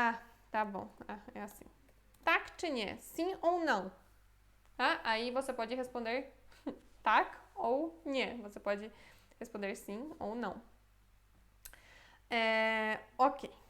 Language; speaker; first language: Portuguese; non-native, fluent; Polish